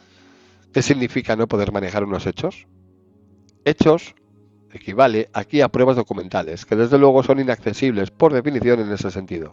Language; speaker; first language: Spanish; native; Spanish